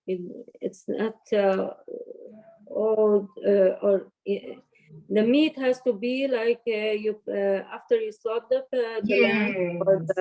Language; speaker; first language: English; non-native, learner; Arabic